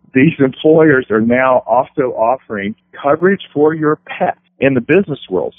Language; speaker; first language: English; native; English